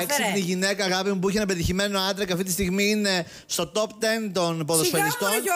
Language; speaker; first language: Greek; native; Greek